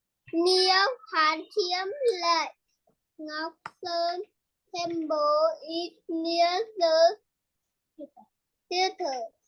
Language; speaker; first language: English; non-native, learner; Vietnamese